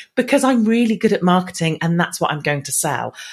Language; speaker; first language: English; native; English